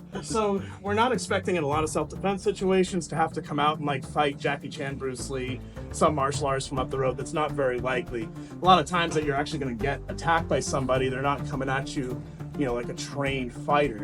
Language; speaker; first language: English; native; English